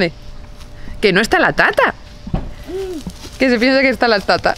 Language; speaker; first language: Spanish; native; Spanish